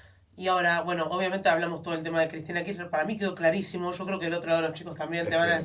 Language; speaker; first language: Spanish; native; Spanish